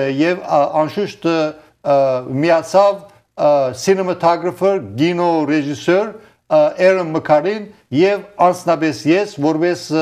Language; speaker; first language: Armenian; early bilingual, heritage; Armenian